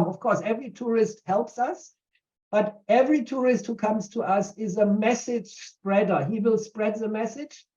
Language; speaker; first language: English; non-native, fluent; German